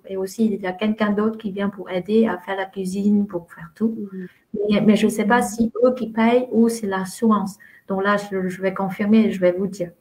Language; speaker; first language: French; non-native, fluent; Vietnamese